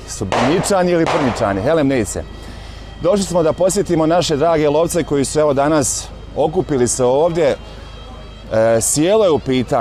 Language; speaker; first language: Croatian; native; Croatian